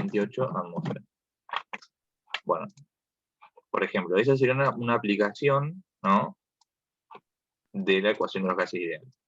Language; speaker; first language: Spanish; native; Spanish